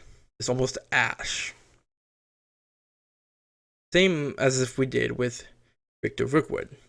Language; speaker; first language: English; native; English